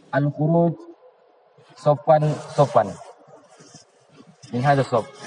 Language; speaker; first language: Arabic; non-native, learner; Indonesian